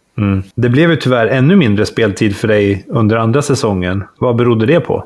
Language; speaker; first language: Swedish; native; Swedish